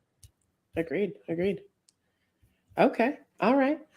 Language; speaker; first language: English; native; English